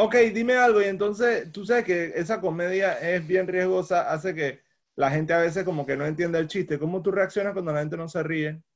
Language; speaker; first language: Spanish; native; Spanish